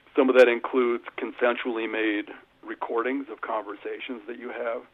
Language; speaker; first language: English; native; English